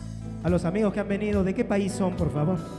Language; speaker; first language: Spanish; native; Spanish